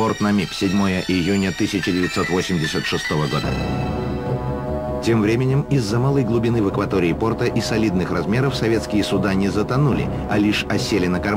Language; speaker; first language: Russian; native; Russian